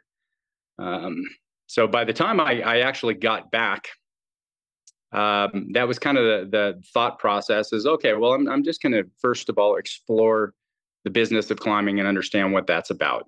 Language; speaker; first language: English; native; English